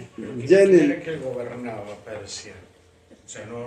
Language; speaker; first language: Spanish; native; Spanish